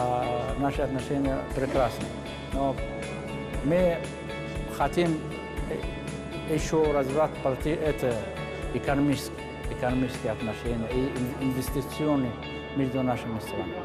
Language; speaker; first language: Russian; non-native, learner; Arabic